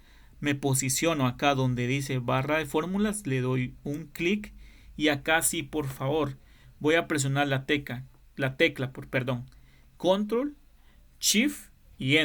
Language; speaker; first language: Spanish; native; Spanish